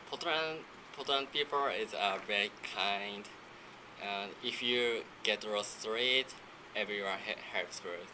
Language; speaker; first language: English; non-native, learner; Japanese